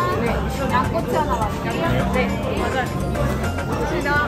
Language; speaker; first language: Korean; non-native, learner; French